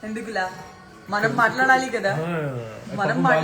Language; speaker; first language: Telugu; non-native, learner; Gujarati